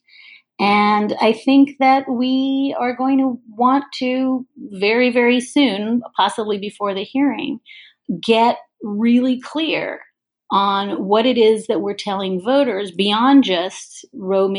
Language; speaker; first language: English; native; English